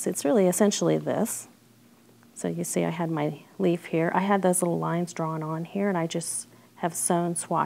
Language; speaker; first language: English; native; English